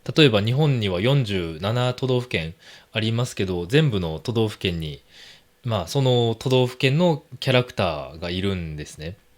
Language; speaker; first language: Japanese; native; Japanese